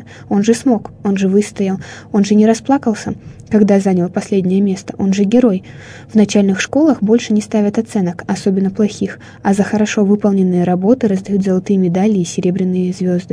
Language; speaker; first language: Russian; native; Russian